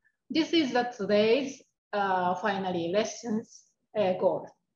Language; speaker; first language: English; non-native, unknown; Japanese